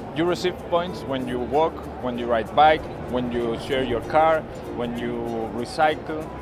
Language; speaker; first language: English; non-native, learner; Spanish